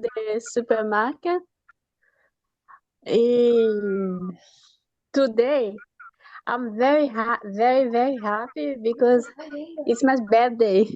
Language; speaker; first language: English; non-native, learner; Haitian Creole